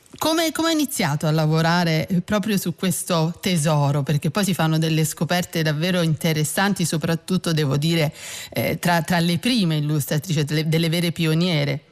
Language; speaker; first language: Italian; native; Italian